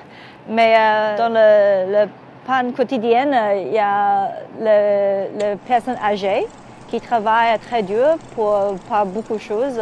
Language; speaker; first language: French; non-native, learner; Cantonese